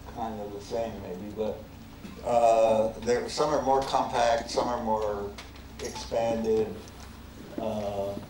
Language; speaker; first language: English; native; English